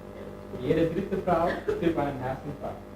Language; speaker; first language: German; non-native, learner; Turkish